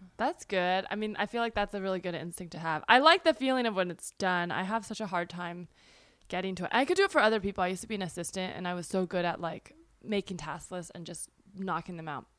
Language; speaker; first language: English; early bilingual, other home language; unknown